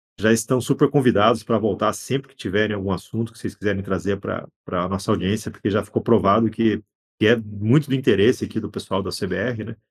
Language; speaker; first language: Portuguese; native; Portuguese